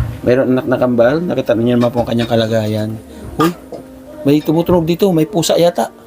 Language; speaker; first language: Filipino; non-native, local second language; Cebuano